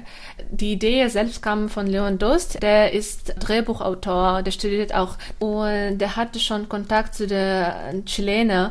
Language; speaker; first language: German; non-native, fluent; Russian